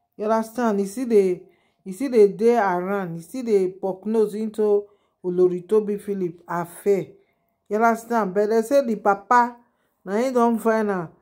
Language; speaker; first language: Nigerian Pidgin; non-native, local second language; Yoruba